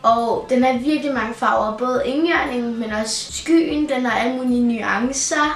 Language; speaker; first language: Danish; native; Danish